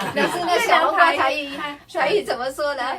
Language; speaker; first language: Chinese; non-native, fluent; Vietnamese